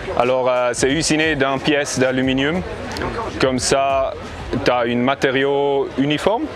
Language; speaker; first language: French; non-native, learner; English